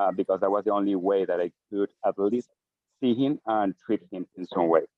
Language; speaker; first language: English; non-native, fluent; Spanish